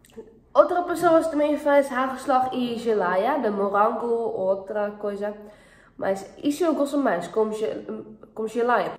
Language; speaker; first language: Portuguese; non-native, learner; Dutch